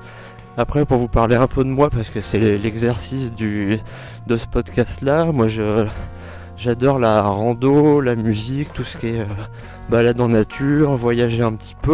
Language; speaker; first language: French; native; French